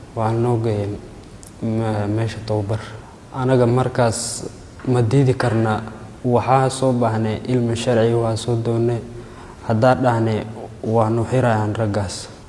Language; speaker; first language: Somali; non-native, local second language; Oromo